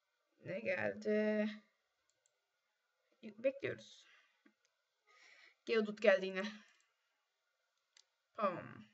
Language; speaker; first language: Turkish; native; Turkish